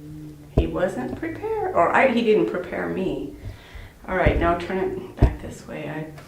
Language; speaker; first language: English; native; English